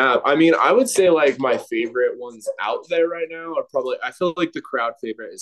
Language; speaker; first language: English; native; English